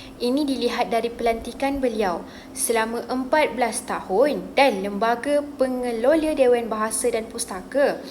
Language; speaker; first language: Malay; native; Malay